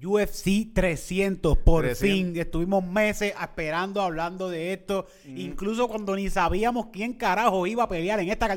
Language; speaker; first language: Spanish; native; Spanish